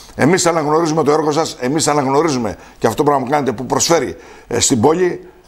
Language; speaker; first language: Greek; native; Greek